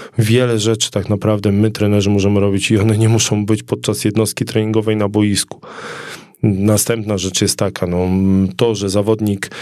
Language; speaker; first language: Polish; native; Polish